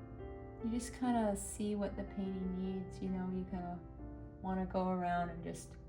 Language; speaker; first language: English; native; English